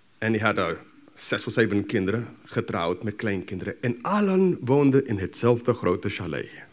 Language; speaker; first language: Dutch; non-native, fluent; English